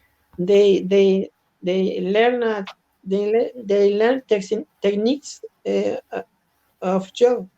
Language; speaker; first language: English; non-native, learner; Spanish